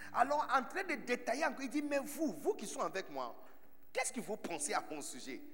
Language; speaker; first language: French; non-native, fluent; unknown